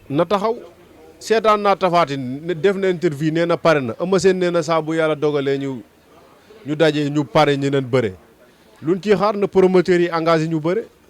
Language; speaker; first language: Wolof; native; Wolof